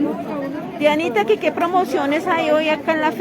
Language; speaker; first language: Spanish; native; Spanish